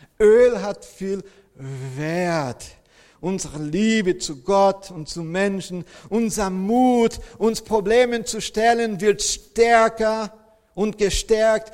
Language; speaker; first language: German; non-native, fluent; Portuguese